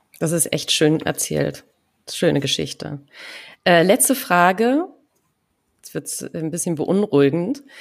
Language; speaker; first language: German; native; German